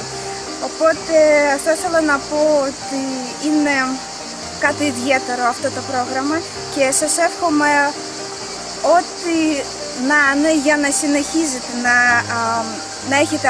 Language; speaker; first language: Greek; non-native, learner; Ukrainian